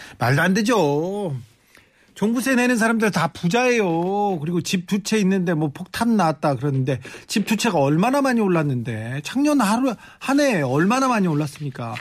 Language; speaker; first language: Korean; native; Korean